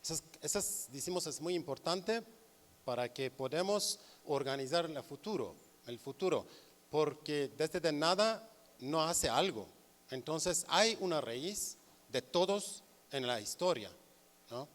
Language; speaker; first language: Spanish; non-native, learner; Kurdish